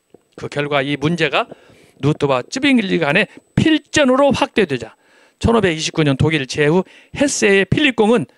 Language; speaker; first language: Korean; native; Korean